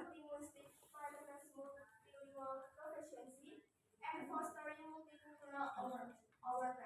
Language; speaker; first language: English; non-native, learner; Indonesian